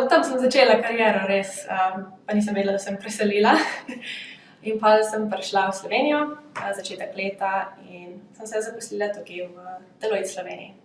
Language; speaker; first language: Slovenian; early bilingual, heritage; Slovenian